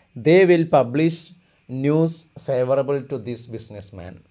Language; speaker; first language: English; non-native, local second language; Malayalam